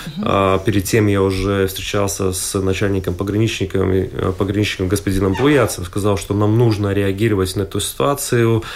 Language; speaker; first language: Russian; non-native, local second language; Latvian